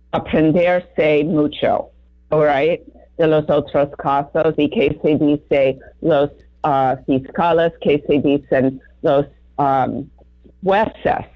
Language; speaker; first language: Spanish; non-native, learner; English